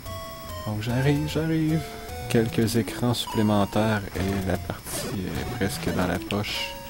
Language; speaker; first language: French; native; French